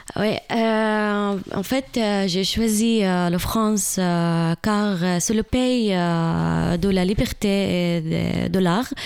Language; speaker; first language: French; non-native, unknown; Arabic